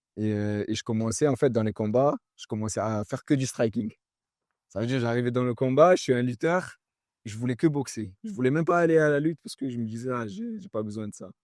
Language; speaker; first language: French; early bilingual, other home language; Chechen